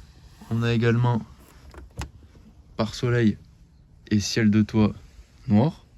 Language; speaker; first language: French; native; French